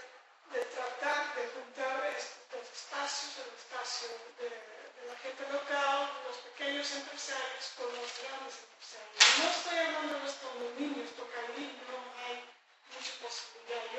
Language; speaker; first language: Spanish; non-native, fluent; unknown